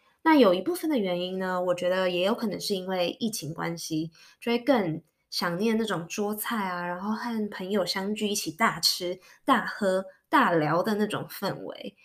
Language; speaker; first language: Chinese; early bilingual, heritage; Chinese